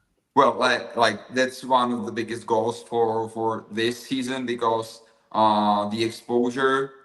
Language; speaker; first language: English; non-native, fluent; Czech